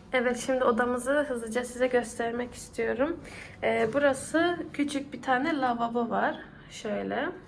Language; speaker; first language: Turkish; early bilingual, heritage; Turkish